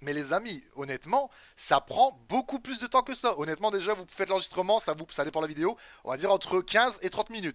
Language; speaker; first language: French; native; French